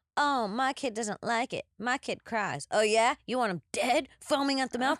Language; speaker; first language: English; native; English